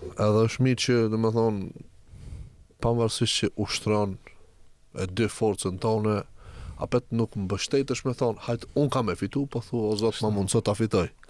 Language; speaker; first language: Albanian; native; Albanian